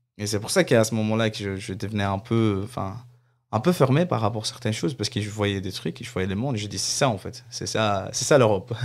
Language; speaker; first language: French; non-native, fluent; Arabic